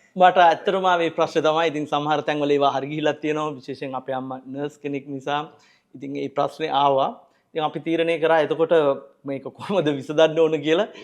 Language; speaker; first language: Sinhala; native; Sinhala